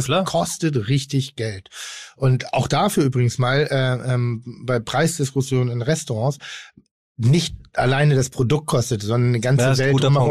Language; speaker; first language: German; native; German